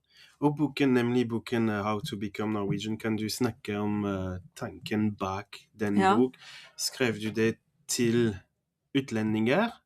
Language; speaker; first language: Norwegian; non-native, fluent; French